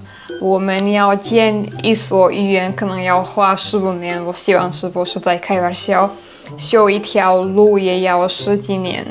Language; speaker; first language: Chinese; non-native, fluent; Slovak